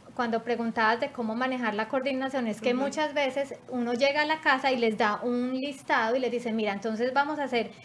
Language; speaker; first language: Spanish; native; Spanish